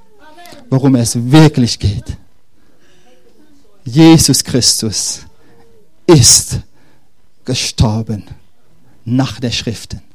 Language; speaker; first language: German; non-native, fluent; Dutch